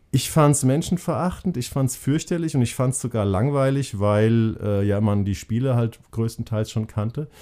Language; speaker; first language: German; native; German